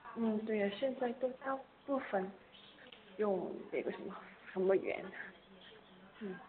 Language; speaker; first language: Chinese; non-native, learner; Korean